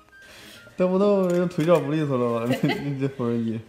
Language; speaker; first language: Chinese; native; Chinese